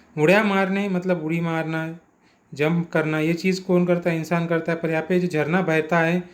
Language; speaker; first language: Hindi; non-native, local second language; Marathi